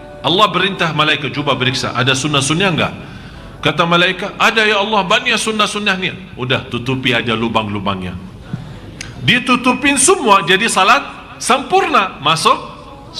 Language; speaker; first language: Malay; non-native, fluent; Arabic